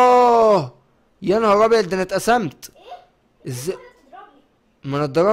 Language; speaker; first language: Arabic; native; Arabic